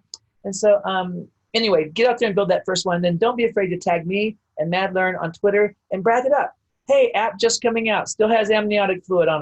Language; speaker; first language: English; native; English